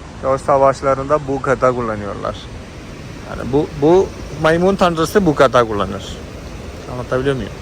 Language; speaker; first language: Turkish; non-native, fluent; Malayalam